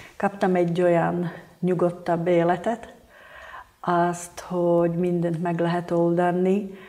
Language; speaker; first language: Hungarian; non-native, local second language; Slovak